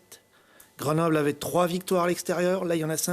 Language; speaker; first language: French; native; French